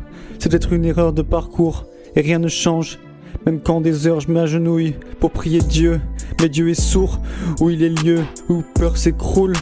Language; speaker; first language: French; native; French